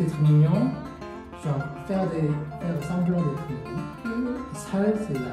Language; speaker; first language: French; non-native, fluent; Korean